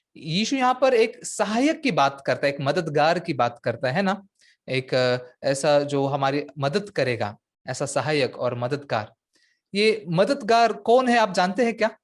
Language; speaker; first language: Hindi; non-native, local second language; Marathi